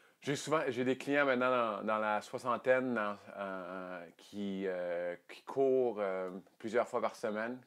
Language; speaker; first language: French; native; French